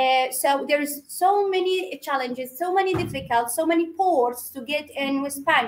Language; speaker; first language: English; non-native, fluent; Arabic